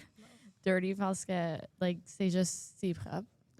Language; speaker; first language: French; non-native, local second language; English